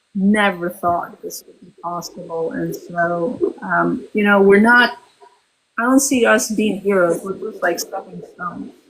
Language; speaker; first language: English; early bilingual, other home language; Albanian